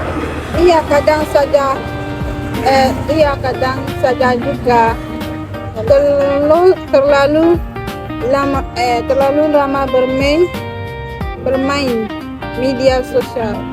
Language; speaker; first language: Indonesian; non-native, learner; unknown